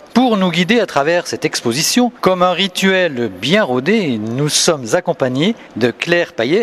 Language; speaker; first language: French; native; French